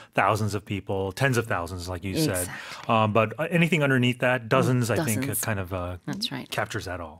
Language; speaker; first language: English; native; English